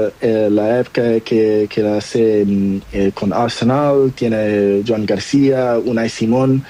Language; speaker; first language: Spanish; non-native, learner; Portuguese